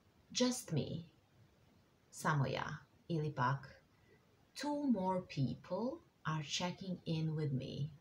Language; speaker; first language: English; non-native, fluent; Serbian